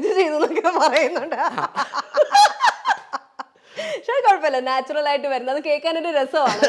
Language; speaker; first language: Malayalam; native; Malayalam